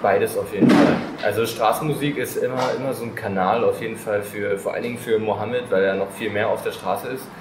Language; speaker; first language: German; native; German